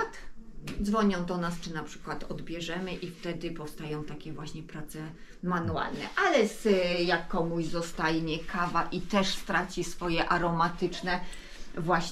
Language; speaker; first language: Polish; native; Polish